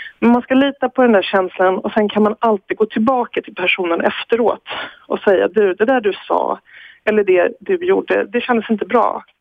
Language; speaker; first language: Swedish; native; Swedish